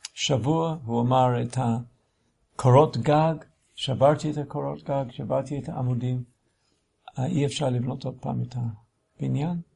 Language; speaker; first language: Hebrew; non-native, fluent; English